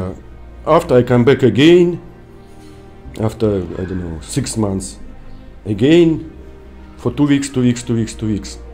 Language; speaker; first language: English; non-native, learner; Russian